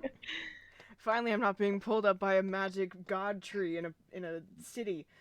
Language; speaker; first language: English; native; English